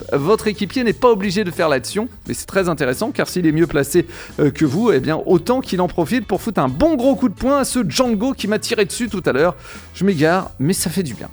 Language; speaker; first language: French; native; French